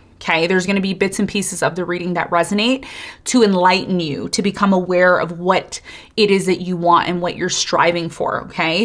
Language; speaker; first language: English; native; English